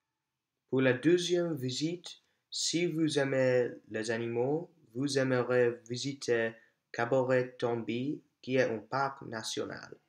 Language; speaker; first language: French; non-native, learner; English